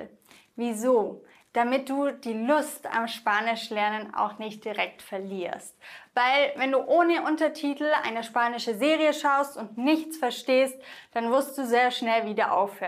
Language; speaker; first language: German; native; German